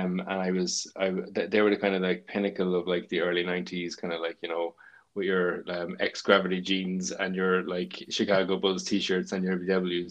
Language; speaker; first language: English; native; English